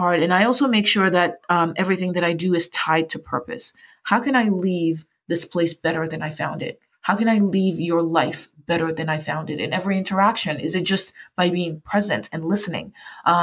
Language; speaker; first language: English; non-native, local second language; Yoruba